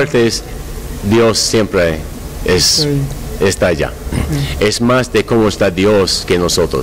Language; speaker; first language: Spanish; non-native, learner; English